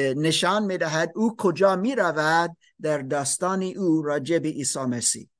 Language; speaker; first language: Persian; non-native, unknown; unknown